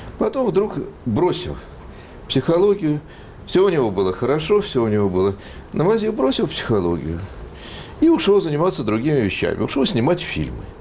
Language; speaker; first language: Russian; native; Russian